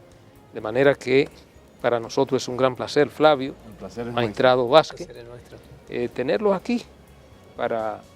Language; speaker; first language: Spanish; native; Spanish